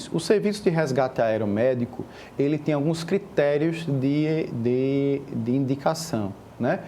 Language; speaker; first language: Portuguese; native; Portuguese